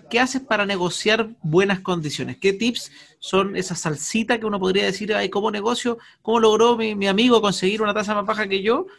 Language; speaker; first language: Spanish; native; Spanish